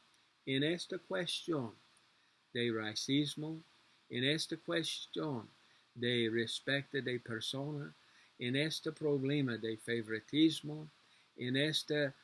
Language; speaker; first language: Spanish; non-native, learner; English